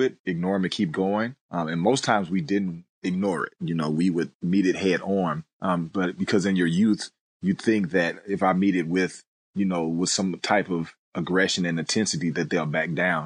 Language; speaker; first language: English; native; English